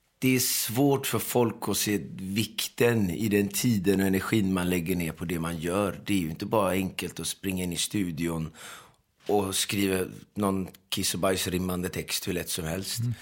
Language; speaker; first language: Swedish; early bilingual, other home language; Persian